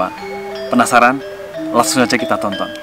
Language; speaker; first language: Indonesian; native; Indonesian